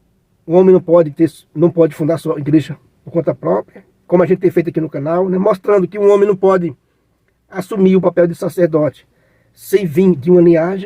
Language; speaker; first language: Portuguese; native; Portuguese